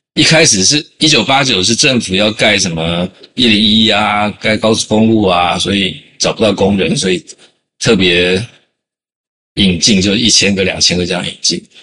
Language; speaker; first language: Chinese; native; Chinese